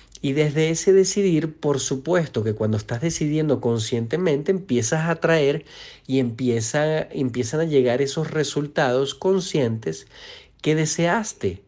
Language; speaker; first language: Spanish; native; Spanish